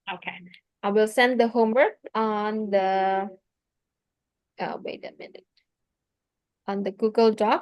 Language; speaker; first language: English; non-native, fluent; Indonesian